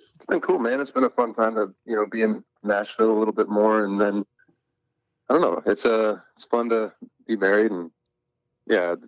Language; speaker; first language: English; native; English